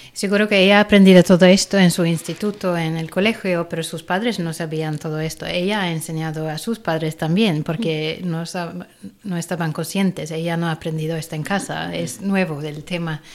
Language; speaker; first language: Spanish; non-native, fluent; Swedish